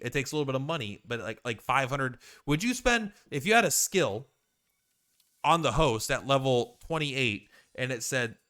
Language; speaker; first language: English; native; English